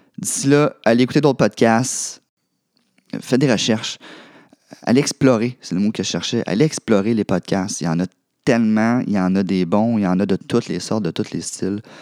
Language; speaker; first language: French; native; French